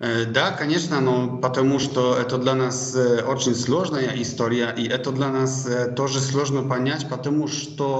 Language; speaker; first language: Russian; non-native, fluent; Polish